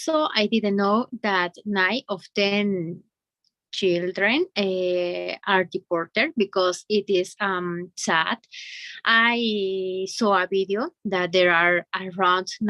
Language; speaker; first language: English; non-native, fluent; Spanish